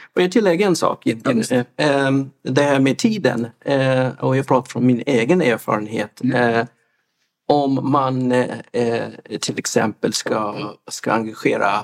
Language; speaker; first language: Swedish; non-native, fluent; English